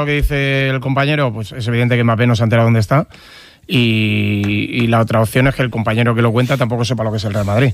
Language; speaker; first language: Spanish; native; Spanish